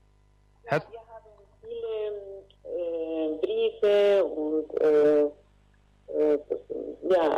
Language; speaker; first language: German; non-native, fluent; Spanish